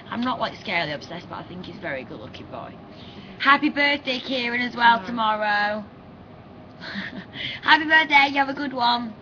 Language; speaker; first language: English; native; English